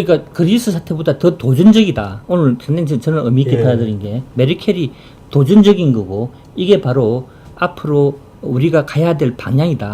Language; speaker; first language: Korean; native; Korean